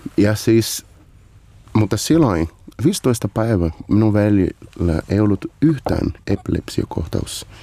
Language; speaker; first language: Finnish; non-native, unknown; Portuguese